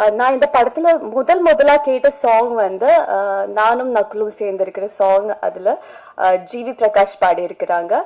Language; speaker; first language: Tamil; non-native, fluent; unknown